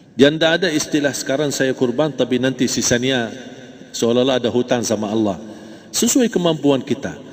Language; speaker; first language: Malay; non-native, fluent; Arabic